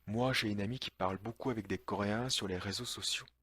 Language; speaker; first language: French; non-native, fluent; Korean